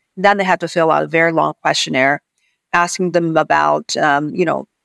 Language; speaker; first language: English; non-native, fluent; Chinese